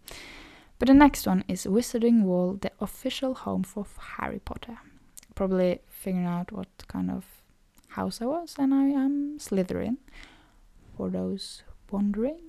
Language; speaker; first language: English; non-native, fluent; Norwegian